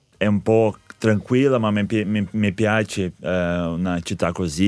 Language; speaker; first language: Italian; non-native, fluent; Portuguese